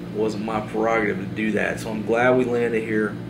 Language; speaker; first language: English; native; English